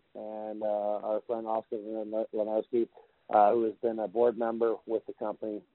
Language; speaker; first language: English; native; English